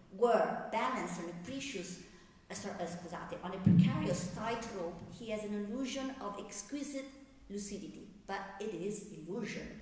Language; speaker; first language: English; non-native, fluent; Italian